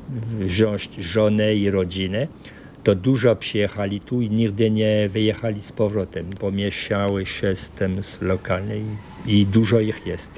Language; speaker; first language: Polish; early bilingual, heritage; Polish